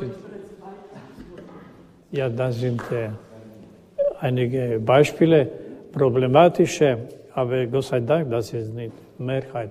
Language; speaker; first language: German; non-native, learner; Croatian